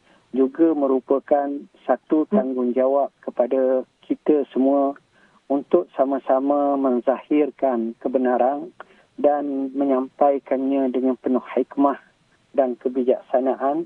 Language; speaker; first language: Malay; native; Malay